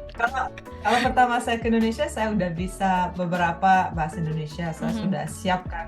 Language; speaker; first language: Indonesian; non-native, fluent; Russian